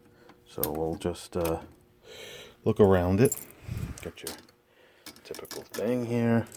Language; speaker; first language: English; native; English